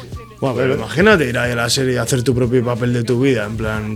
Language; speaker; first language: Spanish; native; Spanish